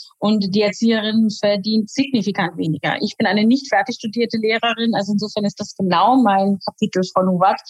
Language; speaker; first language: German; native; German